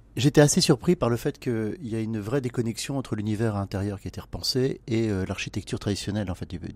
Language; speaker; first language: French; native; French